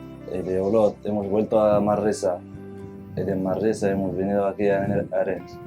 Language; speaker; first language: Spanish; non-native, fluent; Arabic